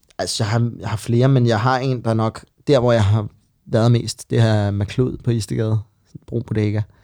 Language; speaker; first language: Danish; native; Danish